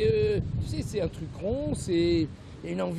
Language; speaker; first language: French; native; French